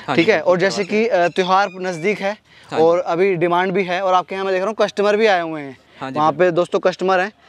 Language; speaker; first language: Hindi; native; Hindi